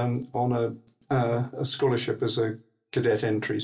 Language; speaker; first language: English; native; English